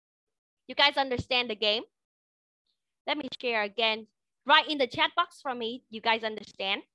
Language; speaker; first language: English; non-native, fluent; Vietnamese